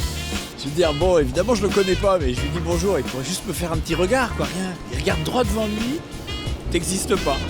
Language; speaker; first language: French; native; French